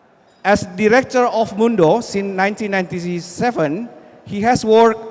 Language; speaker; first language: English; non-native, fluent; Indonesian